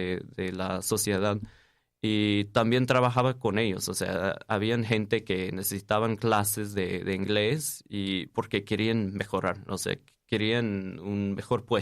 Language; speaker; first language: Spanish; non-native, fluent; English